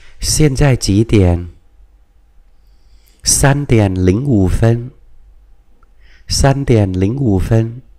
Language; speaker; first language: Chinese; non-native, fluent; Vietnamese